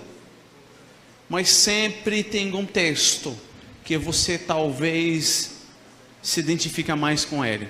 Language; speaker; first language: Portuguese; non-native, fluent; Arabic